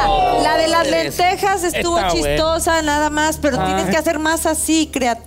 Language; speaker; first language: Spanish; native; Spanish